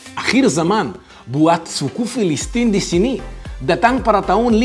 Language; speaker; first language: Indonesian; non-native, fluent; Hebrew